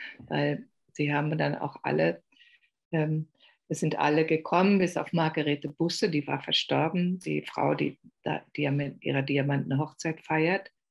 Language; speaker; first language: German; native; German